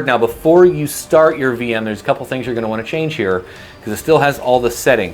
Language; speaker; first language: English; native; English